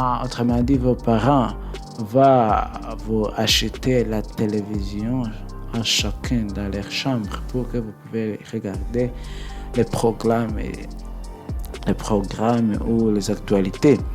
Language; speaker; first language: French; non-native, learner; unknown